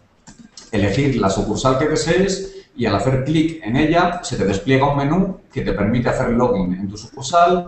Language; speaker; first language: Spanish; native; Spanish